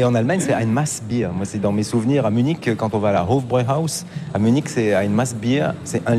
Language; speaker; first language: French; native; French